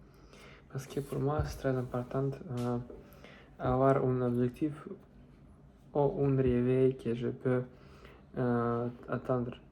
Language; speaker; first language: French; non-native, learner; Russian